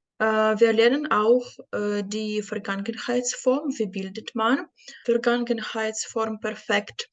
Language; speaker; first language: German; non-native, fluent; Ukrainian